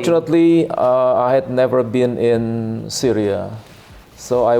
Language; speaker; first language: English; non-native, learner; Indonesian